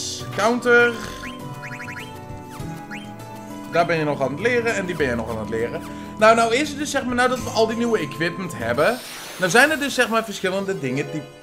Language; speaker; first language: Dutch; native; Dutch